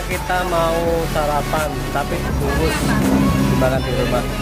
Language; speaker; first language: Indonesian; native; Indonesian